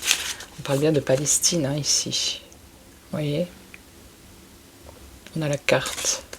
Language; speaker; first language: French; native; French